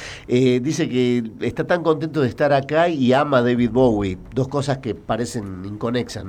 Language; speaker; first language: Spanish; native; Spanish